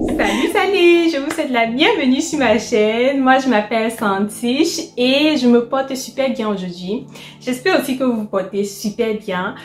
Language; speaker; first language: French; native; French